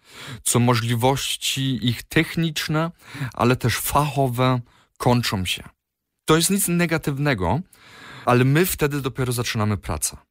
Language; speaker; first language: Polish; early bilingual, heritage; Polish